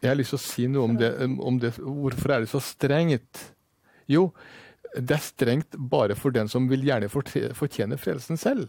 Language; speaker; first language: Norwegian; native; Norwegian